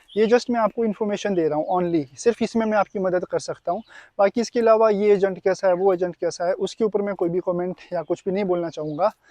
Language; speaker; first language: Hindi; native; Hindi